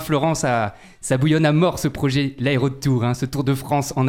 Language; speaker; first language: French; native; French